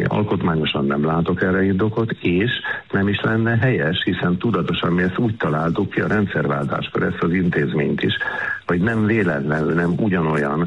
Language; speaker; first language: Hungarian; native; Hungarian